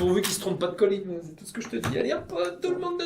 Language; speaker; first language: French; native; French